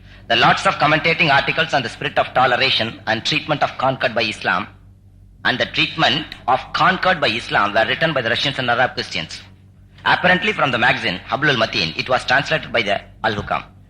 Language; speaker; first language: English; non-native, local second language; Tamil